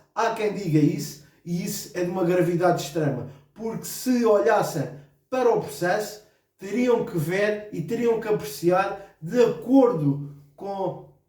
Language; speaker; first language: Portuguese; native; Portuguese